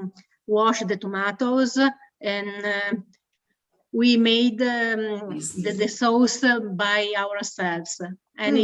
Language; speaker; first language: English; non-native, learner; Italian